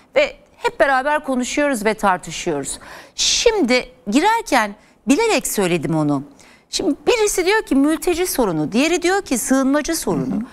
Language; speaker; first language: Turkish; native; Turkish